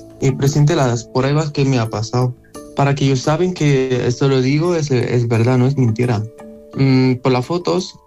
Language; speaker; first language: Spanish; non-native, learner; Arabic